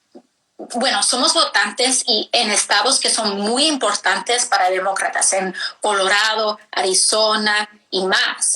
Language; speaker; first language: Spanish; early bilingual, heritage; English